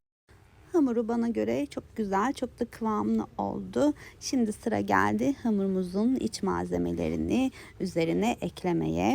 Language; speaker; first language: Turkish; native; Turkish